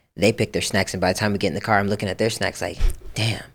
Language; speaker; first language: English; early bilingual, other home language; Japanese